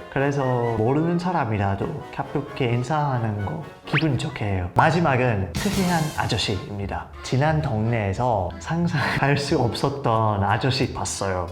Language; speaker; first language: Korean; non-native, fluent; English